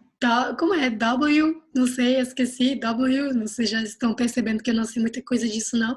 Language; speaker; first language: Portuguese; non-native, fluent; Dutch